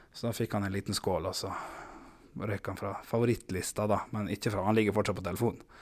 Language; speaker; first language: Norwegian; native; Norwegian